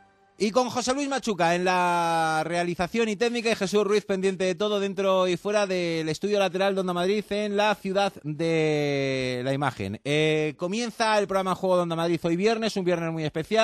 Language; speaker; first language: Spanish; native; Spanish